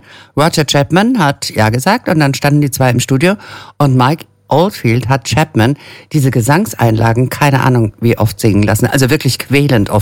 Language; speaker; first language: German; native; German